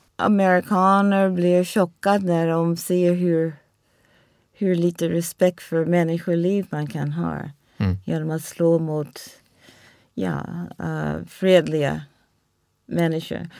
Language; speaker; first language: Swedish; non-native, fluent; English